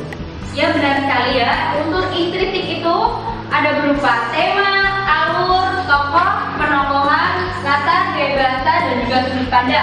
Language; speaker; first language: Indonesian; native; Indonesian